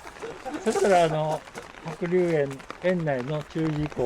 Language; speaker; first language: Japanese; native; Japanese